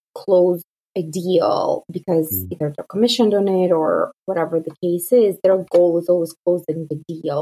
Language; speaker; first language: English; non-native, fluent; Russian